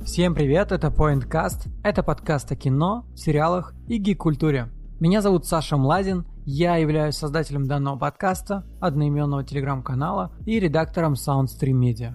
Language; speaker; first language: Russian; native; Russian